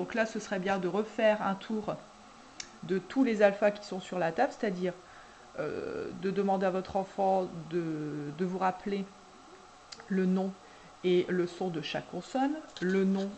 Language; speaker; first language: French; native; French